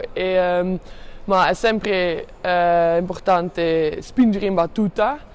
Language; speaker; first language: Italian; non-native, learner; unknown